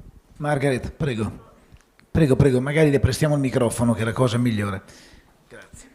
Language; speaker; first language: Italian; native; Italian